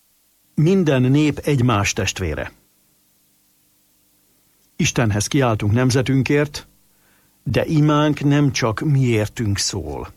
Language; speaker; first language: Hungarian; native; Hungarian